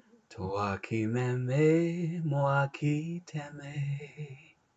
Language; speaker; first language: French; non-native, learner; English